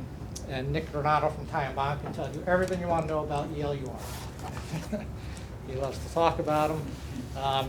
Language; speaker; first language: English; native; English